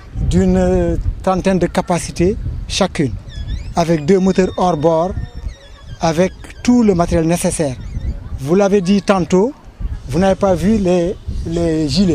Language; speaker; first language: French; non-native, local second language; Wolof